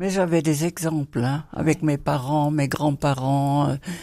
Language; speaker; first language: French; non-native, fluent; Dutch